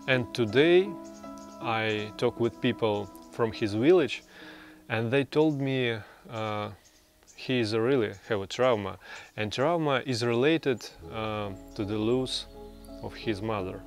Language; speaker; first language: English; non-native, learner; Russian